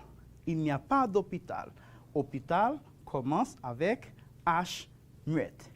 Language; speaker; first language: French; non-native, fluent; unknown